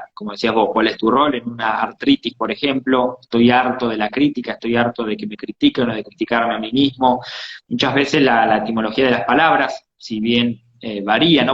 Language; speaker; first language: Spanish; native; Spanish